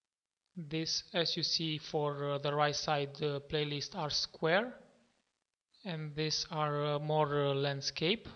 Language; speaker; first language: English; non-native, fluent; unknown